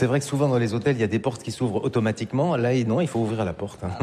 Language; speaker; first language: French; native; French